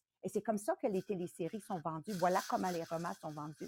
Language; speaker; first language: French; native; French